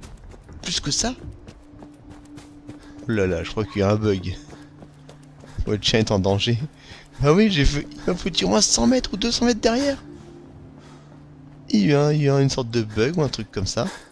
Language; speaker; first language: French; native; French